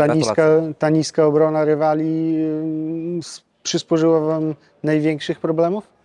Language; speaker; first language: Polish; native; Polish